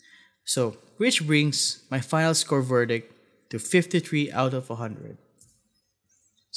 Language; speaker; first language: English; non-native, fluent; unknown